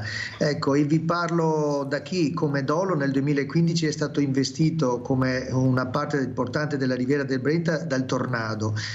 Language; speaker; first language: Italian; native; Italian